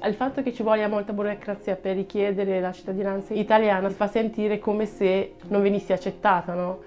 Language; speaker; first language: Italian; early bilingual, other home language; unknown